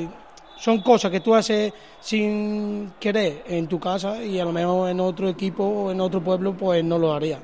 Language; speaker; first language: Spanish; native; Spanish